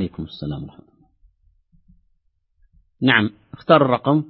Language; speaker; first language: Arabic; native; Arabic